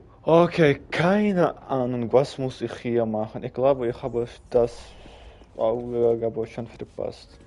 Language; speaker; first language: German; non-native, learner; Russian